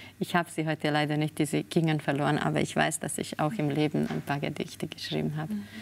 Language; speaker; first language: German; non-native, fluent; Spanish